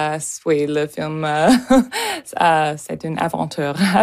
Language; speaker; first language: French; non-native, local second language; English